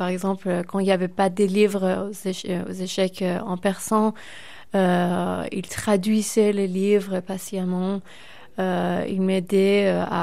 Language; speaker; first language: French; non-native, fluent; Persian